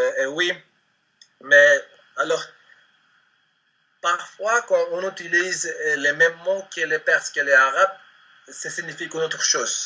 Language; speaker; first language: French; non-native, learner; Spanish